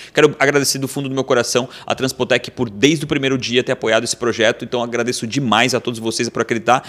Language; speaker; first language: Portuguese; native; Portuguese